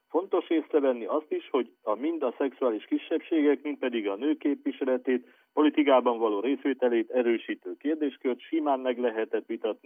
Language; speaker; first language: Hungarian; native; Hungarian